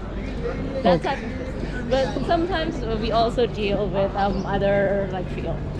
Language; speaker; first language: English; non-native, local second language; Indonesian